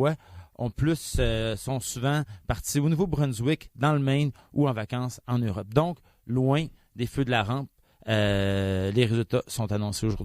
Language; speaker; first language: French; native; French